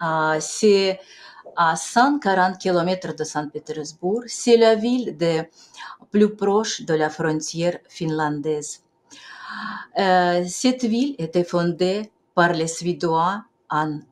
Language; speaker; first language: French; non-native, fluent; Russian